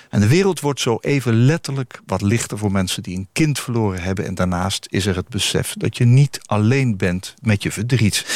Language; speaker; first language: Dutch; native; Dutch